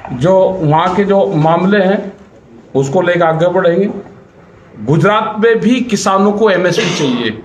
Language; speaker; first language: Hindi; native; Hindi